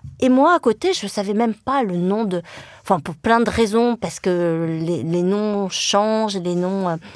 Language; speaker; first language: French; early bilingual, other home language; Vietnamese